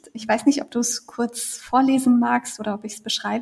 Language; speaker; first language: German; native; German